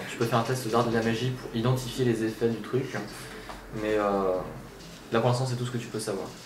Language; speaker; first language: French; native; French